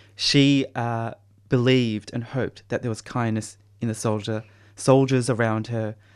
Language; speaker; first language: English; native; English